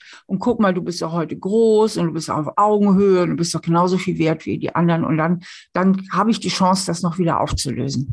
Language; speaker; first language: German; native; German